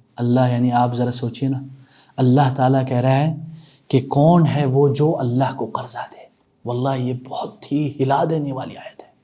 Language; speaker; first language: Urdu; non-native, local second language; Punjabi